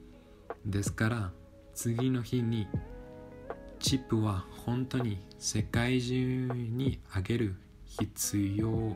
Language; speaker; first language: Japanese; non-native, learner; Spanish